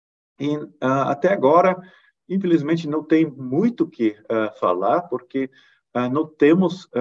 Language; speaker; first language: Portuguese; non-native, fluent; German